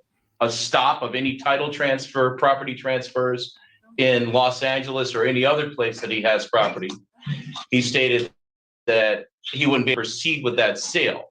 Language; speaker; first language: English; native; English